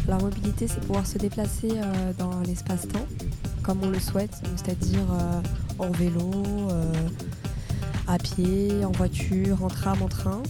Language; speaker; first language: French; native; French